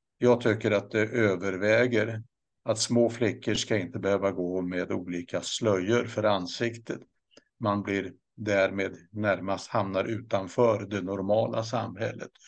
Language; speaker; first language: Swedish; native; Swedish